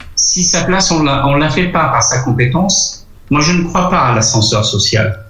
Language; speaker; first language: French; non-native, local second language; Arabic